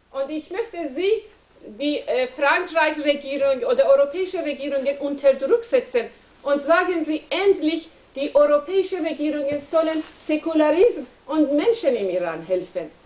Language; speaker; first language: German; non-native, learner; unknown